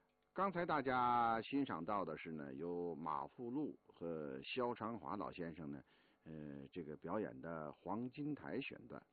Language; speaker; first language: Chinese; native; Chinese